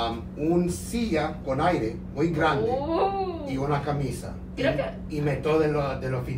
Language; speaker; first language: Spanish; non-native, learner; English